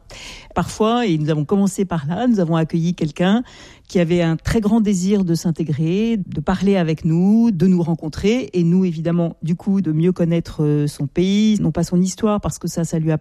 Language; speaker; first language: French; native; French